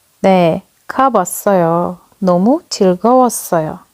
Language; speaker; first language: Korean; non-native, fluent; Turkish